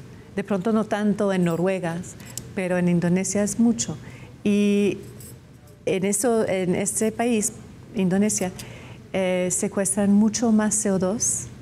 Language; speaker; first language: Spanish; non-native, fluent; English